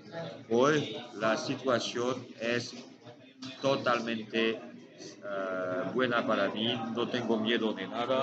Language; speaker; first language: Spanish; non-native, learner; French